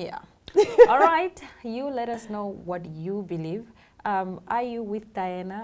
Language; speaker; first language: English; native; English